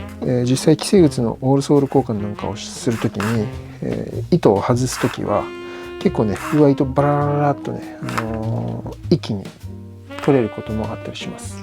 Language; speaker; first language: Japanese; native; Japanese